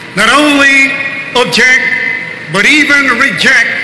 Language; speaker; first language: English; non-native, local second language; Filipino